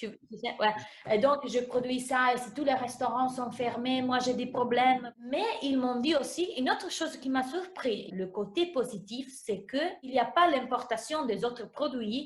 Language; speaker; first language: French; non-native, fluent; Italian